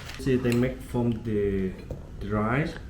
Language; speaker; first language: English; non-native, learner; Korean